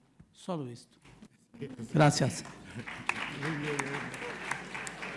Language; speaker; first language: Spanish; non-native, learner; Portuguese